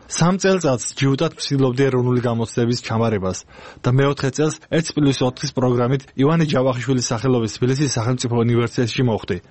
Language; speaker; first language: Georgian; non-native, local second language; Azerbaijani